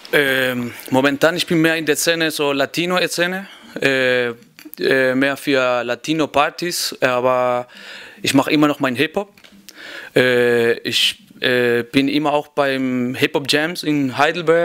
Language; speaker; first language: German; non-native, fluent; Spanish